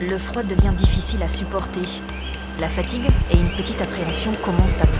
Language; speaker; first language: French; native; French